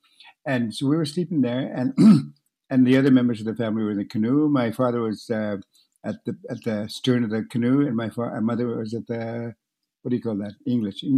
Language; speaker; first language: English; non-native, fluent; Cree